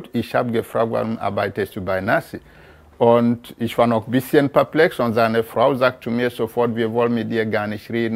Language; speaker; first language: German; non-native, fluent; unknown